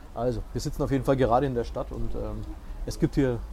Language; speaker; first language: German; non-native, fluent; Spanish